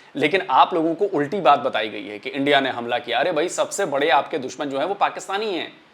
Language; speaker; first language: Hindi; native; Hindi